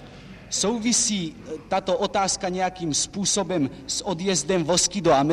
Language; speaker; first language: Czech; native; Czech